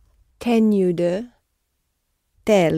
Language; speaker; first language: Portuguese; non-native, learner; English